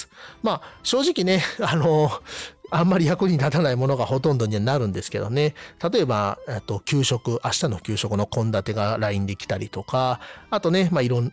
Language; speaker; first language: Japanese; native; Japanese